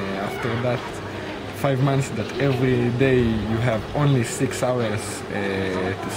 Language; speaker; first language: English; non-native, fluent; Hebrew